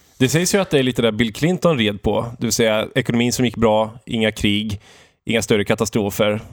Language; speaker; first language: Swedish; native; Swedish